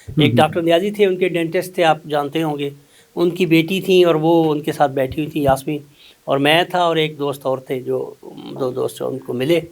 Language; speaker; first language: Urdu; non-native, local second language; Punjabi